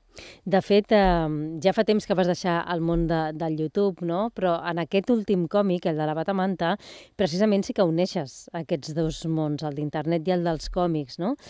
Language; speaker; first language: Catalan; native; Catalan